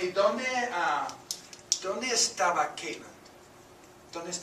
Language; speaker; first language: Spanish; non-native, fluent; English